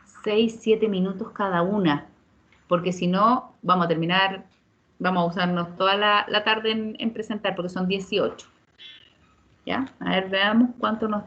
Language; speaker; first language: Spanish; native; Spanish